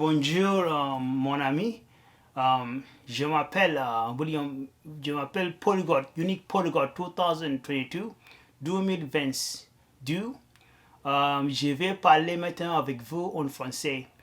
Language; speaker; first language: French; non-native, learner; Arabic